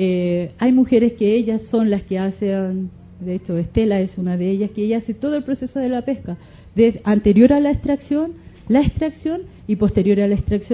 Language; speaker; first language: Spanish; native; Spanish